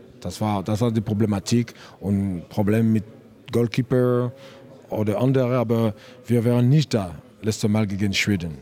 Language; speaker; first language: German; non-native, learner; French